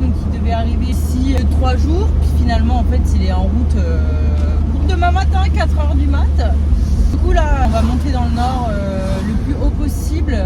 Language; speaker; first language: French; native; French